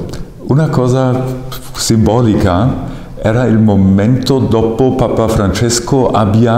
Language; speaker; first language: Italian; non-native, fluent; German